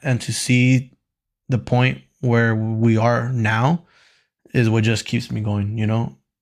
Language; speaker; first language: English; early bilingual, other home language; Spanish